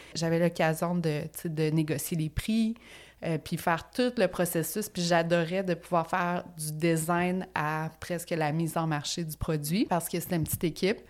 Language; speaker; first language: French; native; French